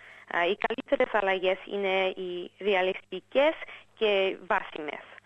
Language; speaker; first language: Greek; early bilingual, heritage; English